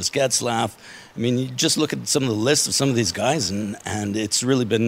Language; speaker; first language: English; native; English